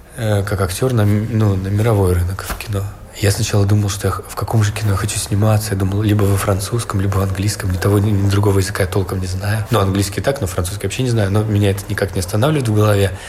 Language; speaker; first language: Russian; native; Russian